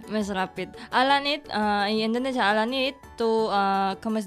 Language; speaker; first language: Catalan; non-native, learner; Indonesian